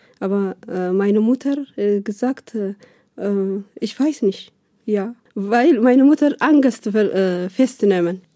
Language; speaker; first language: German; non-native, learner; Tigrinya